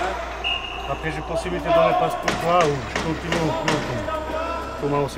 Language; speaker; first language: French; non-native, learner; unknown